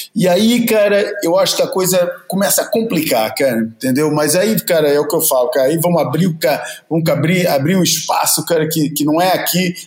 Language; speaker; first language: Portuguese; native; Portuguese